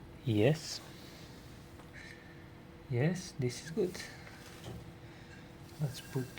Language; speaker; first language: English; non-native, learner; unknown